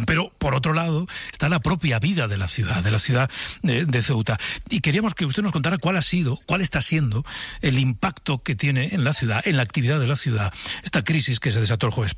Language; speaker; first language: Spanish; native; Spanish